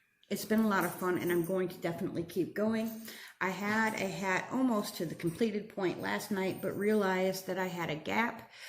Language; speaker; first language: English; native; English